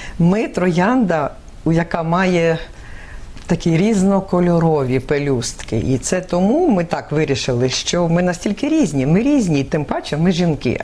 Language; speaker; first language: Ukrainian; native; Ukrainian